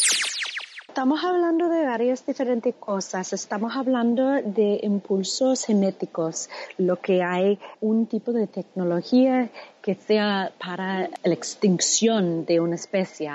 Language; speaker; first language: Spanish; non-native, fluent; English